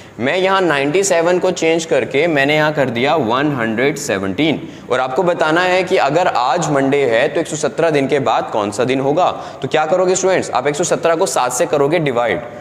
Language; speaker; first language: Hindi; native; Hindi